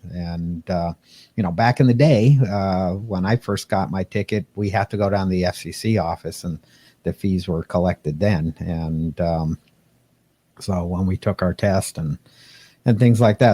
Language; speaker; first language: English; native; English